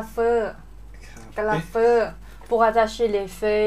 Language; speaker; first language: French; non-native, learner; Lao